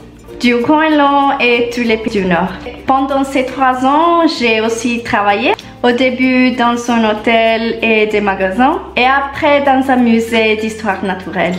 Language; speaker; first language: French; non-native, learner; Italian